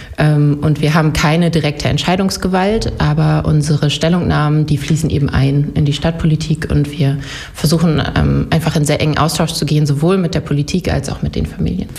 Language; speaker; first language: German; native; German